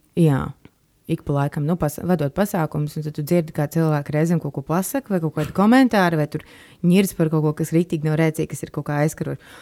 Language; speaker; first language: Latvian; native; Latvian